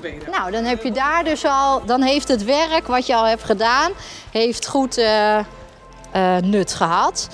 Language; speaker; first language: Dutch; native; Dutch